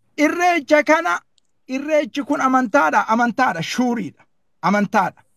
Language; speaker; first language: Oromo; native; Oromo